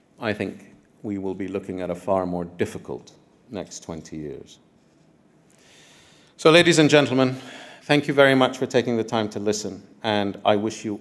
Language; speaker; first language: English; non-native, fluent; Arabic